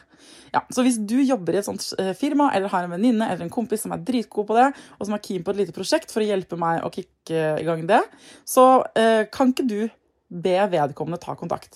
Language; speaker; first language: Norwegian; native; Norwegian